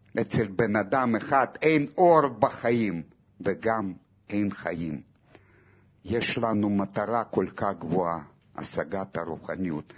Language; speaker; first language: Hebrew; non-native, fluent; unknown